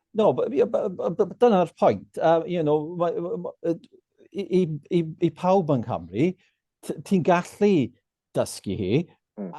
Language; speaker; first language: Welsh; non-native, local second language; English